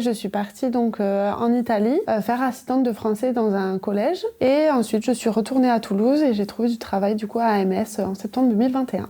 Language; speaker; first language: French; native; French